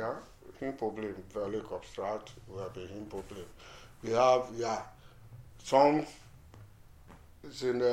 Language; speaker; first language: Dutch; non-native, learner; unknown